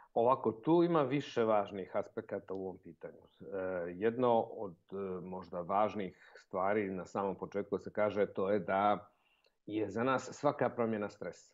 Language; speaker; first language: Serbian; native; Serbian